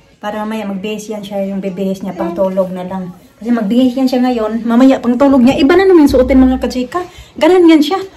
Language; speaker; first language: Filipino; non-native, local second language; Cebuano